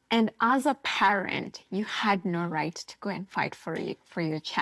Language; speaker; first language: English; native; English